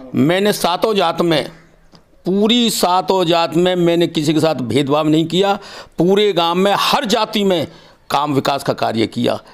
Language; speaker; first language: Hindi; native; Hindi